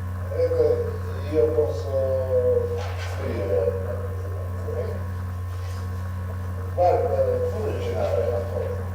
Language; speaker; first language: Italian; non-native, learner; Russian